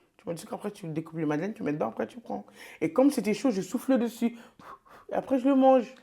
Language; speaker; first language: French; early bilingual, other home language; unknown